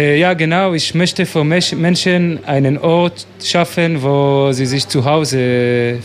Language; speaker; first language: German; non-native, learner; Hebrew